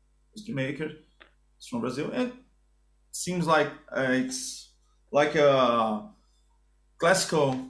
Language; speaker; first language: English; non-native, learner; Portuguese